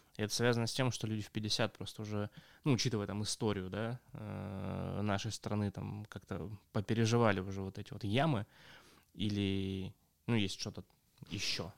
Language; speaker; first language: Russian; native; Russian